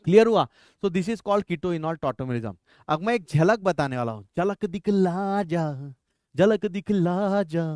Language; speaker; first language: Hindi; non-native, local second language; Marathi